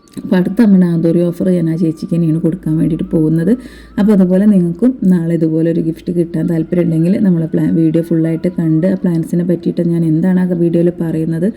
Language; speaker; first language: Malayalam; native; Malayalam